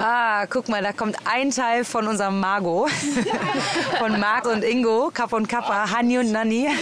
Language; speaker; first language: German; native; German